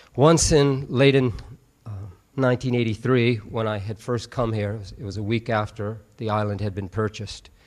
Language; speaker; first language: English; native; English